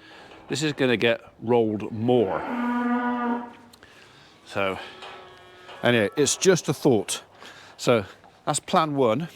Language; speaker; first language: English; native; English